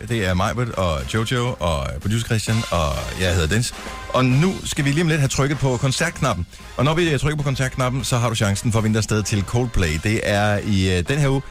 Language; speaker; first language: Danish; native; Danish